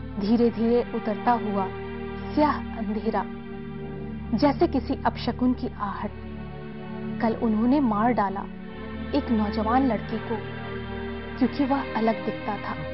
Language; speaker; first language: Hindi; native; Hindi